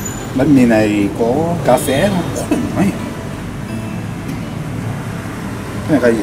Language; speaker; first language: Vietnamese; non-native, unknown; Japanese